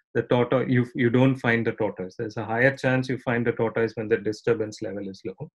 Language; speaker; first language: English; non-native, local second language; Tamil